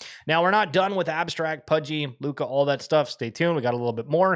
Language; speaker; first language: English; native; English